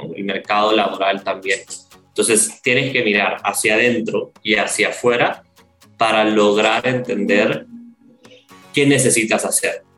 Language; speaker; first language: Spanish; native; Spanish